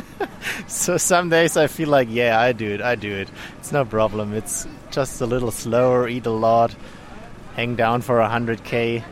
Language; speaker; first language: English; non-native, fluent; German